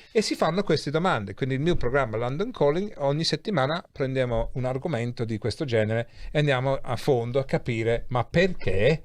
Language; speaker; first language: Italian; early bilingual, heritage; Italian